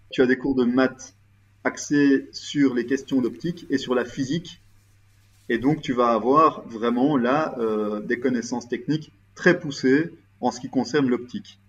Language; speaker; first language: French; native; French